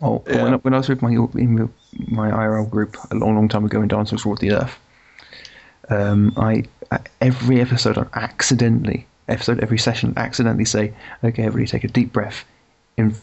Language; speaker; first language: English; native; English